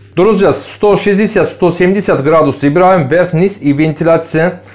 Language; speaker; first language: Russian; non-native, learner; Turkish